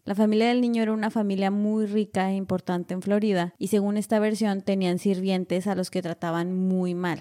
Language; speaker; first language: Spanish; native; Spanish